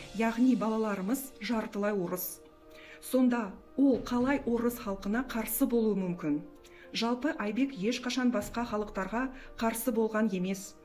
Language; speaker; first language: Kazakh; non-native, local second language; Russian